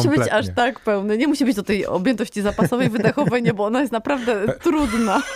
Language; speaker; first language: Polish; native; Polish